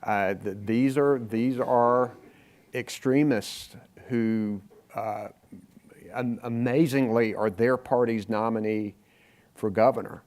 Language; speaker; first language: English; native; English